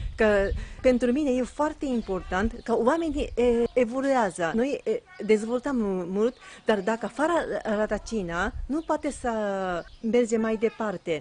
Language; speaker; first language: Romanian; non-native, fluent; Japanese